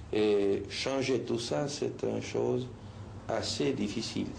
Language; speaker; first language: French; non-native, learner; Spanish